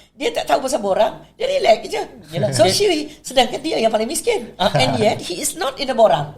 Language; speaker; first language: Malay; non-native, local second language; Iban